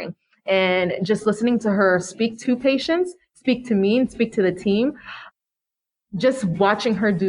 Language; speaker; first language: English; native; English